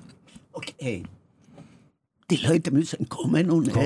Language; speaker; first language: German; non-native, learner; Spanish